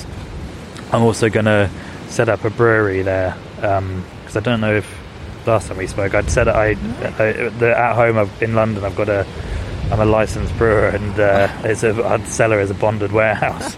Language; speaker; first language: English; native; English